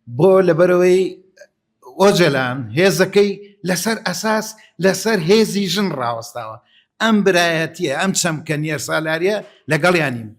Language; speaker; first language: Central Kurdish; native; Central Kurdish